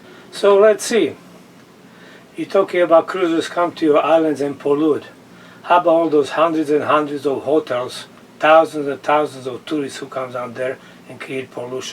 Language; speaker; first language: English; non-native, fluent; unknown